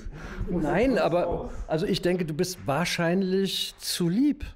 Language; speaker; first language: German; native; German